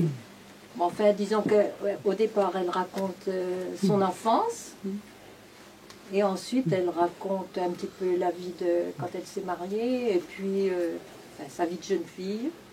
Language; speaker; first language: French; native; French